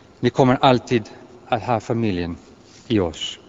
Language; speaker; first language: Swedish; non-native, fluent; Greek